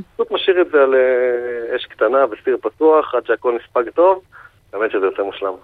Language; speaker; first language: Hebrew; native; Hebrew